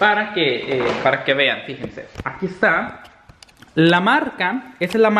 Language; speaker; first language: Spanish; native; Spanish